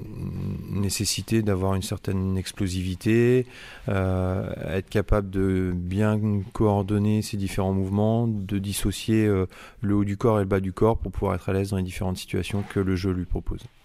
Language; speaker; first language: French; native; French